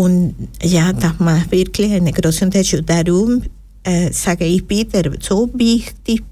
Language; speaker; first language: German; non-native, learner; Spanish